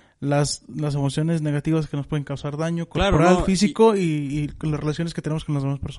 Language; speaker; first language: Spanish; native; Spanish